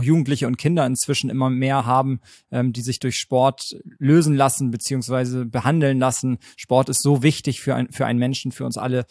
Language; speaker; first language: German; native; German